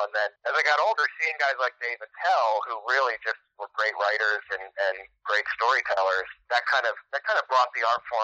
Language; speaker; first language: English; native; English